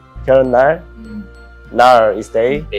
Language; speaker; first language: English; non-native, learner; Korean